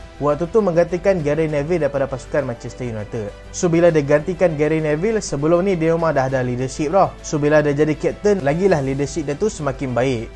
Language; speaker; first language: Malay; native; Malay